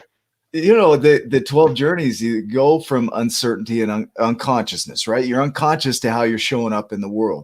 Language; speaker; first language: English; native; English